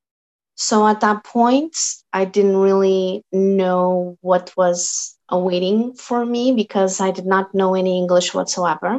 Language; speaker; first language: English; non-native, fluent; Portuguese